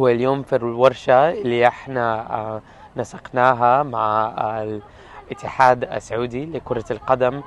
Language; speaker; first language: Arabic; non-native, fluent; English